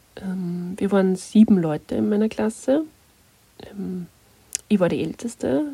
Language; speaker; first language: German; native; German